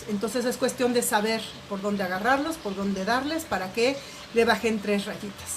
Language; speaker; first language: Spanish; native; Spanish